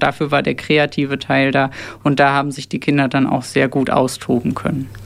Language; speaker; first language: German; early bilingual, other home language; Turkish